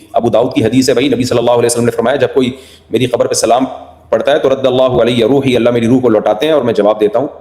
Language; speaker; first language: Urdu; native; Urdu